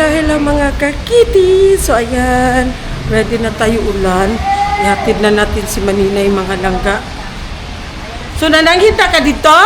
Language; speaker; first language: Filipino; non-native, local second language; Cebuano